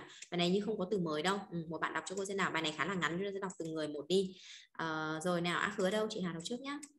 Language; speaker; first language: Vietnamese; native; Vietnamese